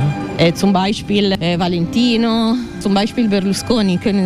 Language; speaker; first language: German; non-native, learner; Italian